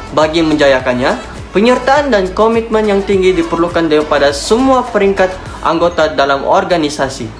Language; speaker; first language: Malay; non-native, local second language; Chinese